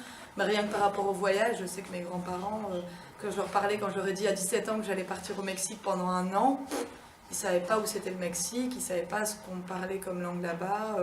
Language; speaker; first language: French; native; French